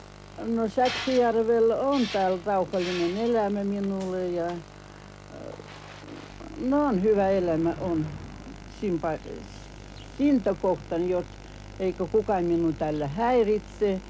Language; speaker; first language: Finnish; early bilingual, heritage; Finnish